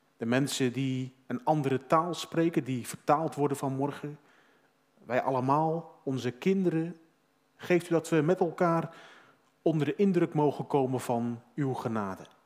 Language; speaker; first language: Dutch; native; Dutch